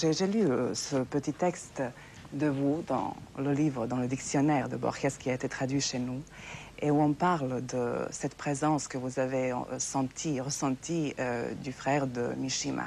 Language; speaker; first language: French; non-native, fluent; Serbian